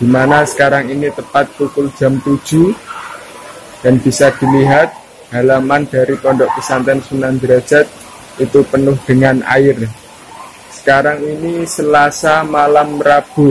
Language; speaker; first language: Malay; non-native, local second language; Javanese